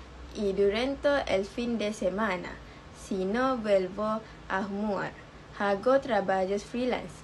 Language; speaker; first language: Spanish; non-native, learner; Malay